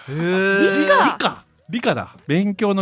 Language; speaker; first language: Japanese; native; Japanese